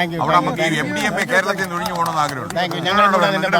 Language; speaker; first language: Malayalam; native; Malayalam